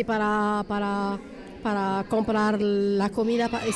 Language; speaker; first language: Spanish; non-native, learner; Arabic